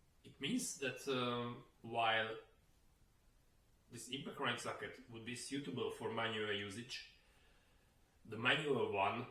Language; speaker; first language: English; non-native, fluent; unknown